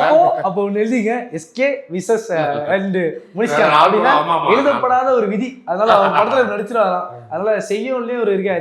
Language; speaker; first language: Tamil; native; Tamil